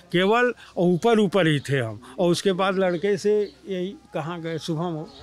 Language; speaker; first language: Hindi; native; Hindi